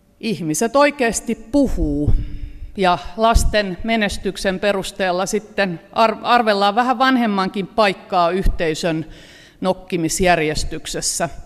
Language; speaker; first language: Finnish; native; Finnish